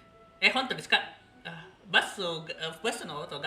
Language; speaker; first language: Japanese; non-native, learner; Indonesian